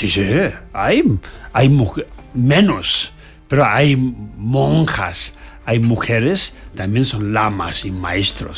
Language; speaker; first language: Spanish; non-native, learner; Tibetan